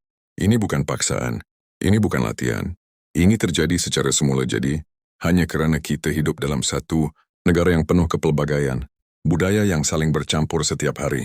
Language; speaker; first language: Malay; native; Malay